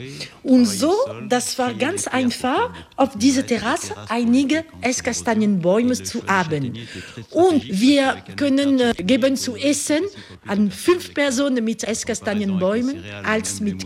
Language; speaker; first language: German; non-native, learner; French